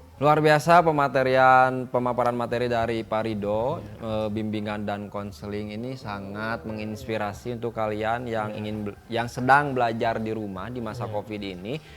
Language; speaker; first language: Indonesian; native; Indonesian